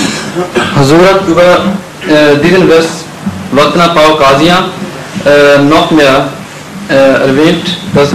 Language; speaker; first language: German; non-native, fluent; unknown